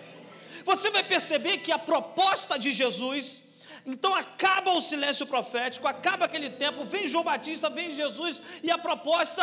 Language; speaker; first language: Portuguese; native; Portuguese